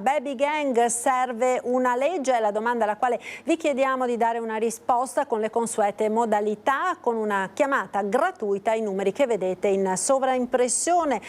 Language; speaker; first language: Italian; native; Italian